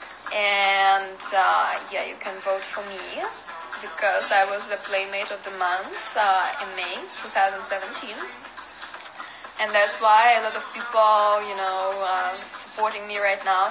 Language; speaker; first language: English; non-native, fluent; Russian